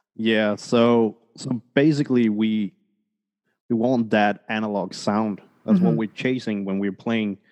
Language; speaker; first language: English; early bilingual, other home language; Spanish